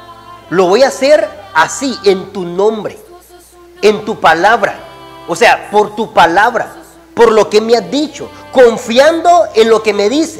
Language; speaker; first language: Spanish; native; Spanish